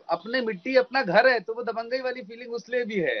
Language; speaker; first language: Hindi; native; Hindi